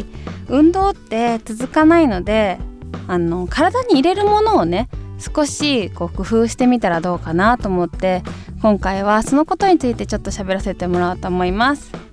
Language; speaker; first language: Japanese; native; Japanese